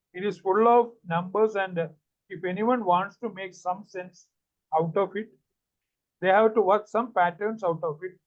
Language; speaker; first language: English; non-native, local second language; Malayalam